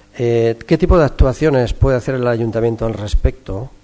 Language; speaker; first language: Spanish; non-native, local second language; Catalan